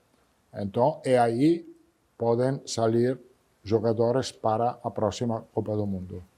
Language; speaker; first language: Portuguese; non-native, fluent; Italian